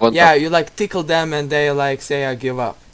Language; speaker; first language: English; non-native, learner; Russian